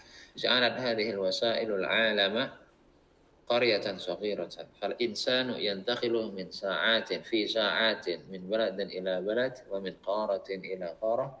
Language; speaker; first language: Arabic; non-native, fluent; Indonesian